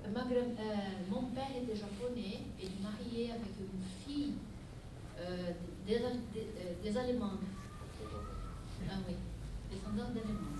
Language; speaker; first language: French; non-native, fluent; Portuguese